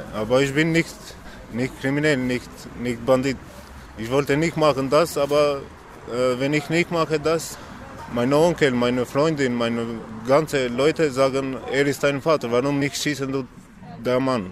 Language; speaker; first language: German; non-native, learner; Albanian